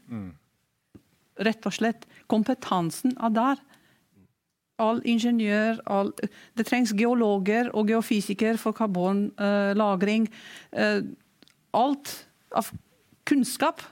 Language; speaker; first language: Norwegian; non-native, fluent; Romanian